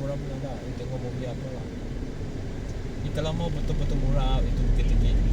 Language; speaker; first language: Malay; non-native, local second language; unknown